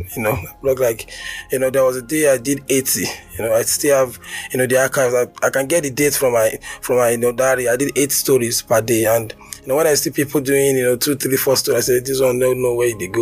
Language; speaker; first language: English; non-native, local second language; Yoruba